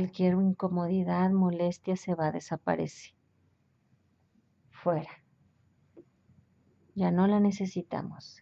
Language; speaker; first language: Spanish; native; Spanish